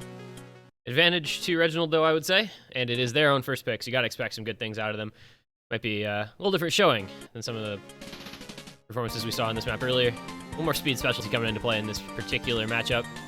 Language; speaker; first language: English; native; English